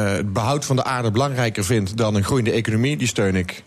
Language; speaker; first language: Dutch; native; Dutch